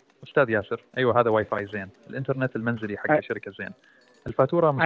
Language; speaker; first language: Arabic; native; Arabic